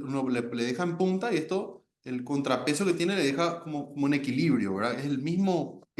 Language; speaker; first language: Spanish; native; Spanish